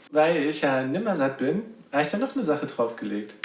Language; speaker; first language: German; native; German